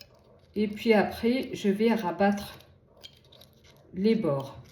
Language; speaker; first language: French; native; French